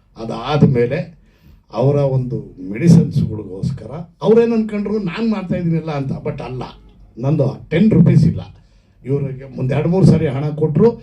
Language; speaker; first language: Kannada; native; Kannada